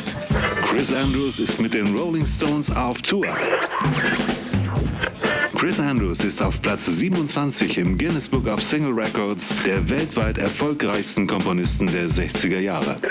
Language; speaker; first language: German; native; German